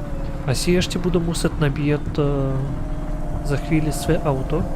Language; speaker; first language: Czech; non-native, local second language; Ukrainian